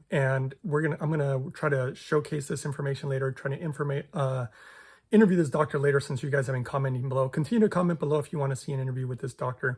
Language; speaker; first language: English; native; English